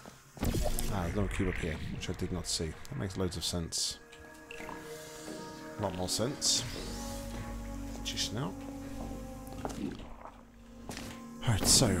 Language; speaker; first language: English; native; English